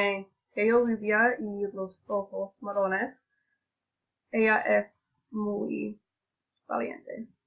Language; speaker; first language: Spanish; non-native, learner; English